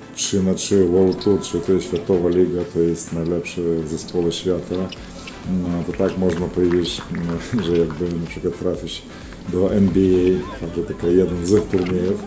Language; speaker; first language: Polish; non-native, fluent; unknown